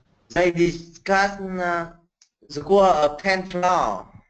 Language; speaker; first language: English; non-native, learner; Vietnamese